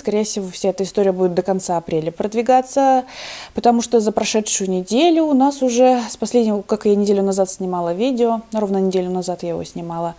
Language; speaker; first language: Russian; native; Russian